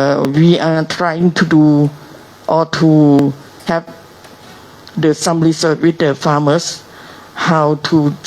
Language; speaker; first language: English; non-native, learner; Thai